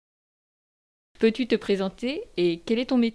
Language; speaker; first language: French; native; French